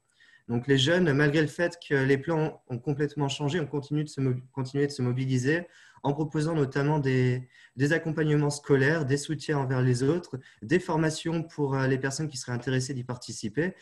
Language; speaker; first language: French; native; French